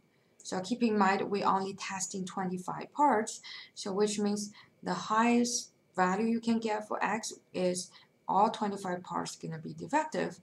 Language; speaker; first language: English; non-native, fluent; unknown